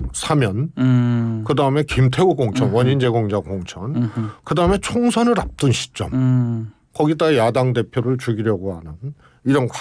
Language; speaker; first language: Korean; native; Korean